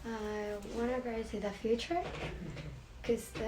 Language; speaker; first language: English; non-native, learner; Japanese